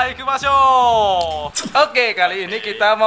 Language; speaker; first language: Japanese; non-native, learner; Indonesian